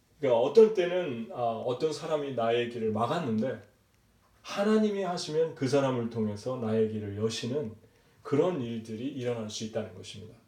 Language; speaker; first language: Korean; native; Korean